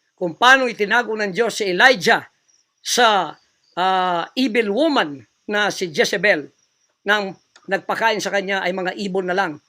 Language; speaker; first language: Filipino; non-native, local second language; Cebuano